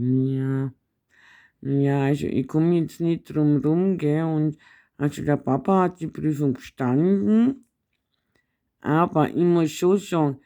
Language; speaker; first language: German; native; German